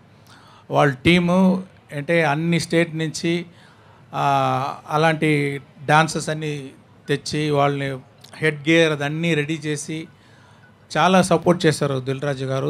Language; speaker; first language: Telugu; non-native, learner; Tamil